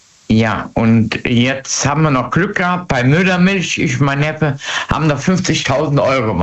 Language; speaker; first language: German; native; German